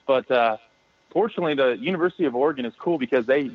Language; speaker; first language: English; native; English